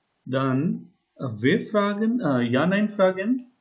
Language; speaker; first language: German; non-native, learner; Hindi